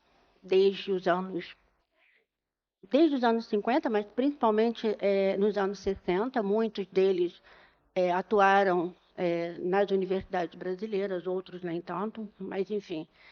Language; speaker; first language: Portuguese; native; Portuguese